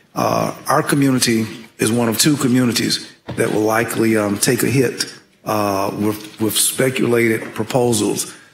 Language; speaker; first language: English; native; English